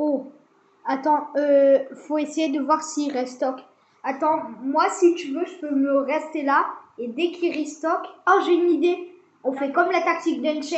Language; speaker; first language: French; native; French